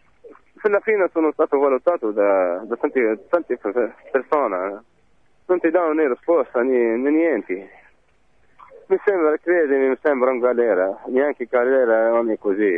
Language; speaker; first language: Italian; non-native, fluent; Arabic